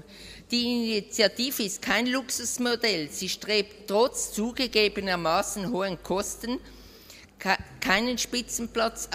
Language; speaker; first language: German; native; German